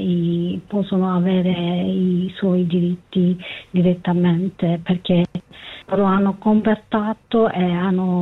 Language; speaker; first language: Italian; non-native, learner; Kurdish